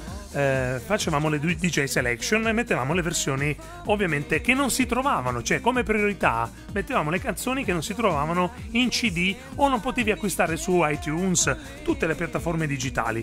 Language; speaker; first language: Italian; native; Italian